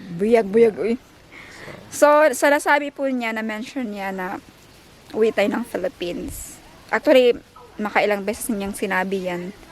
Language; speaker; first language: Filipino; non-native, local second language; Cebuano